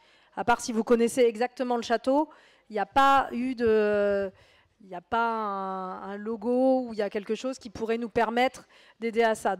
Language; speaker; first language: French; native; French